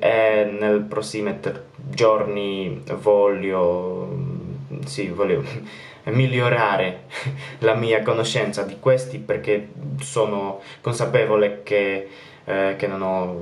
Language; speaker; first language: Italian; non-native, fluent; Polish